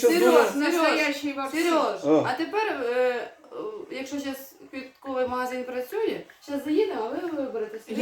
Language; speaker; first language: Ukrainian; native; Ukrainian